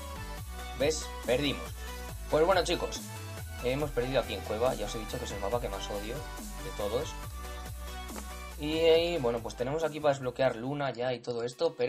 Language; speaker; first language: Spanish; native; Spanish